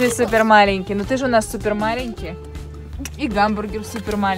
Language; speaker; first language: Russian; native; Russian